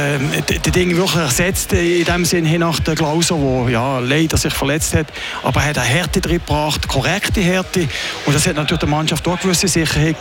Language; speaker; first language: German; native; German